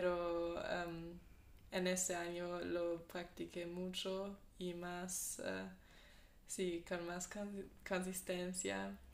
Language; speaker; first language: Spanish; non-native, fluent; German